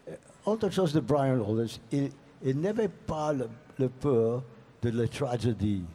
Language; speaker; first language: French; non-native, learner; English